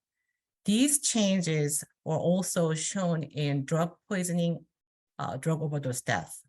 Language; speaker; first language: English; non-native, fluent; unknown